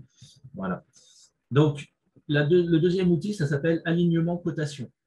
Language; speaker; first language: French; native; French